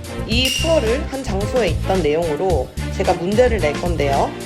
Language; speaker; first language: Korean; native; Korean